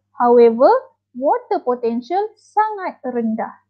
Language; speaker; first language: English; non-native, local second language; Malay